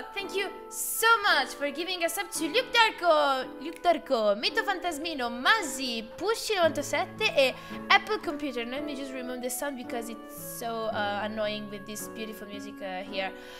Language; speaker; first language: English; non-native, learner; Italian